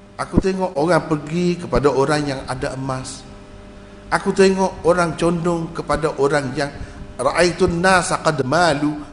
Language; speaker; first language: Malay; native; Malay